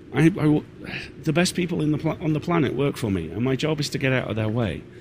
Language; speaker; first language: English; native; English